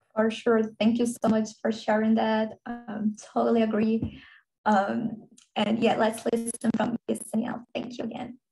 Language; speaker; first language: English; non-native, fluent; Portuguese